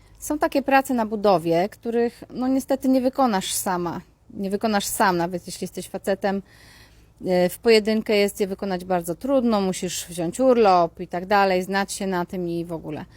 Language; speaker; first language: Polish; native; Polish